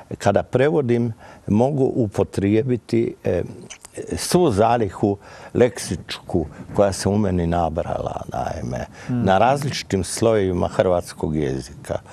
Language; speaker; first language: Croatian; native; Croatian